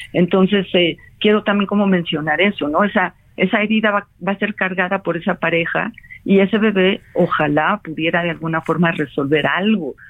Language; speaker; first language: Spanish; native; Spanish